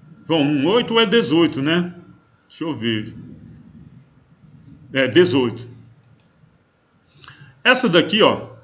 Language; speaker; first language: Portuguese; native; Portuguese